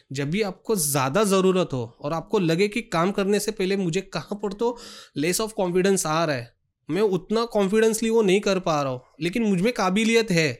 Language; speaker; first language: Hindi; non-native, local second language; Marathi